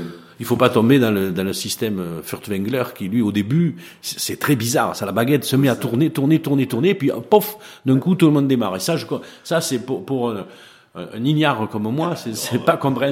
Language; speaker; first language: French; native; French